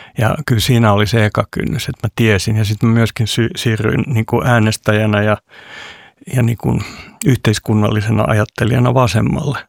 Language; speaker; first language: Finnish; non-native, local second language; Swedish